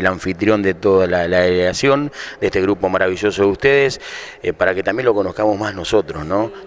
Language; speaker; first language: Spanish; native; Spanish